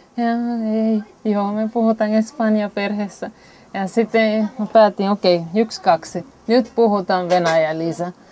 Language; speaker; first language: Finnish; non-native, fluent; Spanish